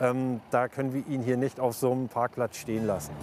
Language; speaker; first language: German; native; German